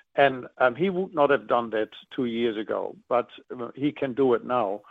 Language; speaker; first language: English; non-native, fluent; Dutch